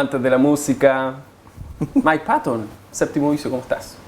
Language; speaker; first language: Spanish; native; Spanish